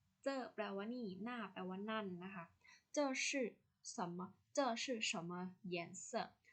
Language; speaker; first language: Chinese; non-native, fluent; Thai